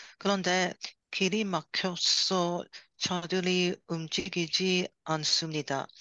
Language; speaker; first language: Korean; non-native, learner; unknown